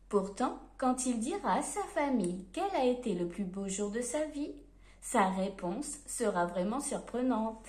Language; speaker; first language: French; native; French